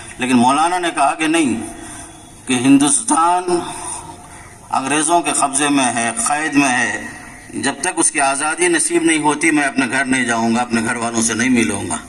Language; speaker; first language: Urdu; native; Urdu